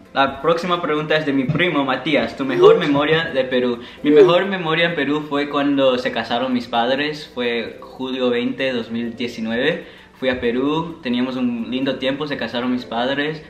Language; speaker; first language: Spanish; early bilingual, heritage; Spanish